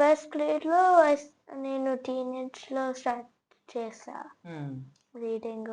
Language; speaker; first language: Telugu; early bilingual, heritage; Telugu